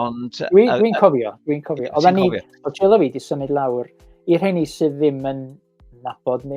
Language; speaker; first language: Welsh; native; Welsh